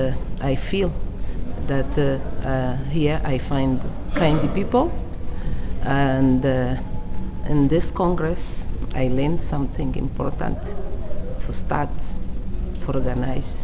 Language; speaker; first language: English; non-native, learner; Portuguese